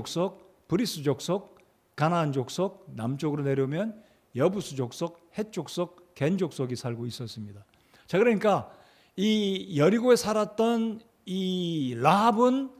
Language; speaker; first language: Korean; native; Korean